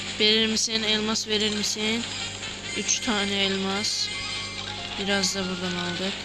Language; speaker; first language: Turkish; native; Turkish